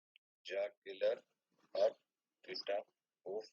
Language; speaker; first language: Swedish; non-native, learner; Urdu